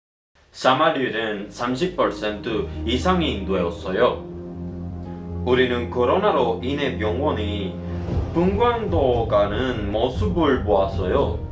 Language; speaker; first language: Korean; non-native, learner; Spanish